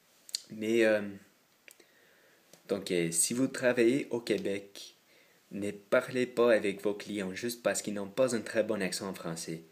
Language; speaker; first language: French; non-native, fluent; English